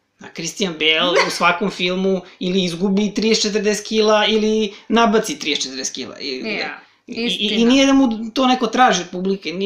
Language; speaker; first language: Serbian; native; Serbian